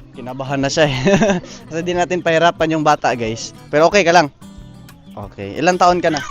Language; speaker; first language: Filipino; non-native, local second language; Cebuano